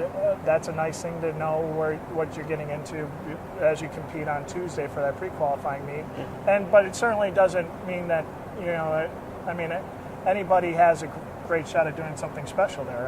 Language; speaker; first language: English; native; English